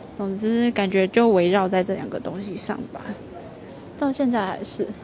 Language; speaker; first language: Chinese; native; Chinese